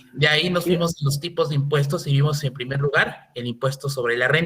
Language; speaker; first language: Spanish; native; Spanish